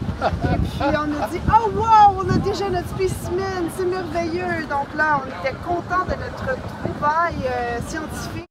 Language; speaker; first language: French; native; French